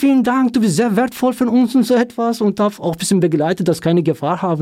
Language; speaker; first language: German; non-native, learner; Kurdish